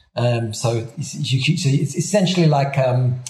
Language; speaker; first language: English; native; English